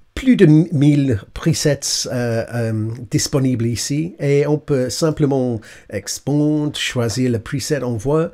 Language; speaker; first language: French; non-native, learner; English